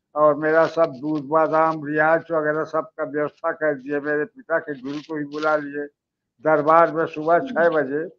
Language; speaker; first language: Hindi; native; Hindi